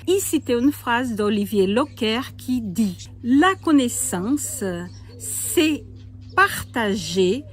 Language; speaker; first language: French; non-native, fluent; Portuguese